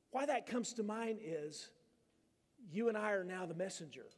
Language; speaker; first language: English; native; English